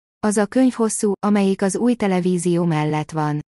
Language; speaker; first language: Hungarian; non-native, learner; Persian